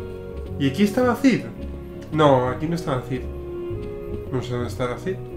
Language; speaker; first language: Spanish; native; Spanish